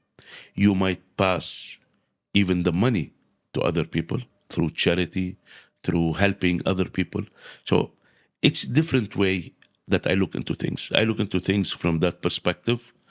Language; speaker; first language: English; non-native, local second language; Arabic